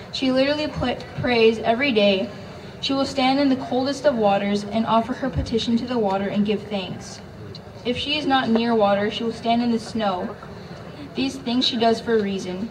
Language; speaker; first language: English; native; English